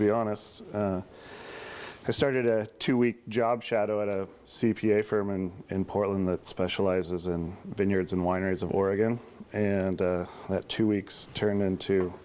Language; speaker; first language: English; native; English